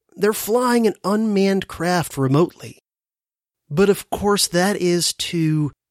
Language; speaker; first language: English; native; English